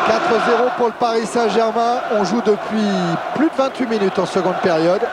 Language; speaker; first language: French; native; French